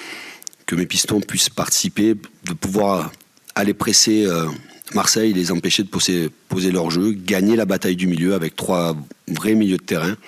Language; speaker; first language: French; native; French